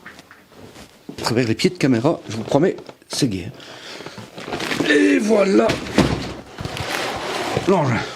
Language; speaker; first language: French; native; French